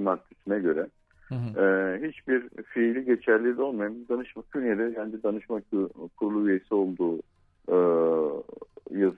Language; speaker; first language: Turkish; native; Turkish